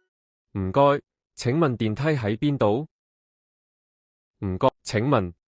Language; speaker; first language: Cantonese; non-native, learner; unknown